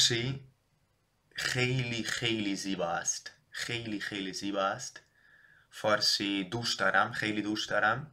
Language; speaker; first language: Persian; non-native, learner; Dutch